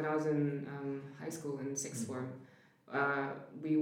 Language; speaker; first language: English; non-native, local second language; Cantonese